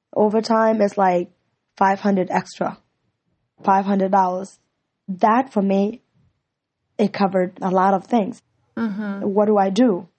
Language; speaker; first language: English; non-native, fluent; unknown